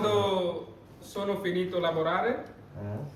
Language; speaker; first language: Italian; non-native, learner; Bangla